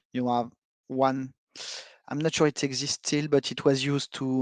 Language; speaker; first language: English; non-native, fluent; French